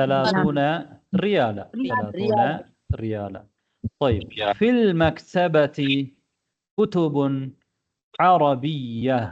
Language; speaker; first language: Arabic; non-native, fluent; Tamil